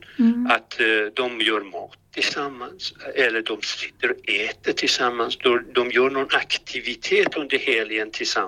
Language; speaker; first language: Swedish; non-native, fluent; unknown